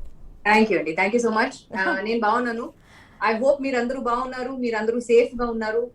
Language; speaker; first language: Telugu; non-native, local second language; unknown